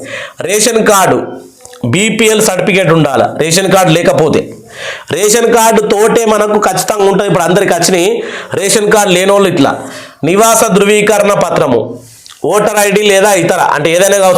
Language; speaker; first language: Telugu; native; Telugu